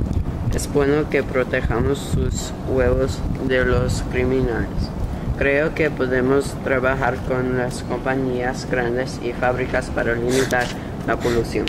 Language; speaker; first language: Spanish; non-native, learner; English